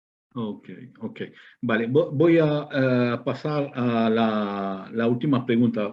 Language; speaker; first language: Spanish; non-native, fluent; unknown